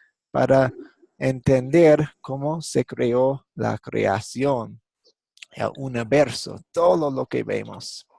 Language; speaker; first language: Spanish; non-native, fluent; English